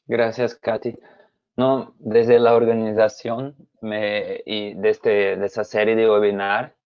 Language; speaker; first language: Spanish; non-native, fluent; Portuguese